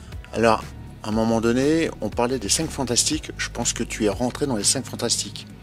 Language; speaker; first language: French; native; French